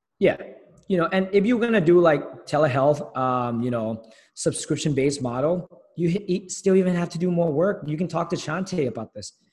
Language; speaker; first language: English; early bilingual, other home language; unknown